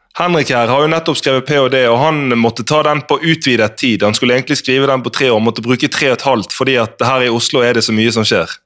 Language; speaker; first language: Norwegian; native; Norwegian